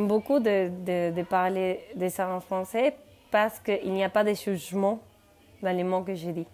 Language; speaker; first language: French; non-native, fluent; Spanish